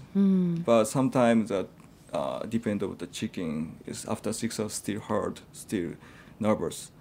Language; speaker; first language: English; non-native, fluent; Japanese